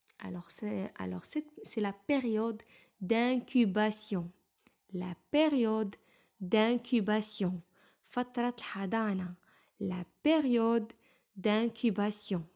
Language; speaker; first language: French; non-native, local second language; Arabic